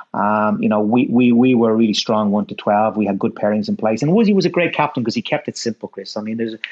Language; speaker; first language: English; native; English